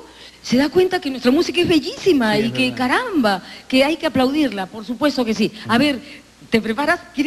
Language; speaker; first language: Spanish; native; Spanish